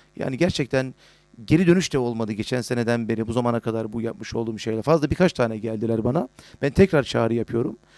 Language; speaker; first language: Turkish; native; Turkish